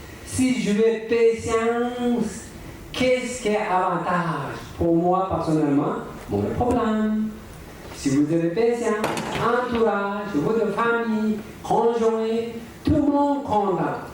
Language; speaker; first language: French; non-native, learner; Tibetan